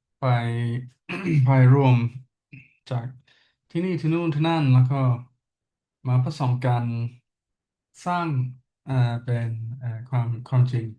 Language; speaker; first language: Thai; non-native, learner; English